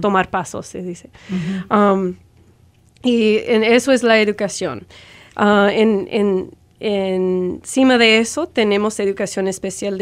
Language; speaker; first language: Spanish; non-native, fluent; English